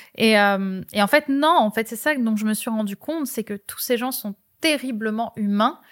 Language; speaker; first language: French; native; French